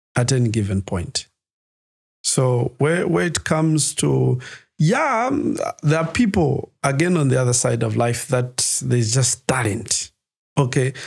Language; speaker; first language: English; non-native, local second language; Nyanja